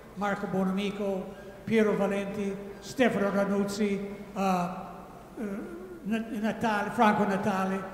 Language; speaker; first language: Italian; non-native, fluent; English